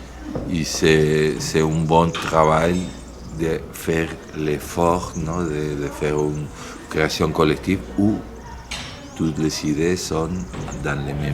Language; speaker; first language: French; non-native, fluent; Spanish